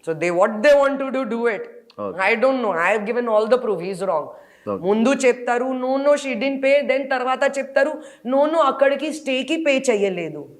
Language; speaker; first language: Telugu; non-native, learner; Hindi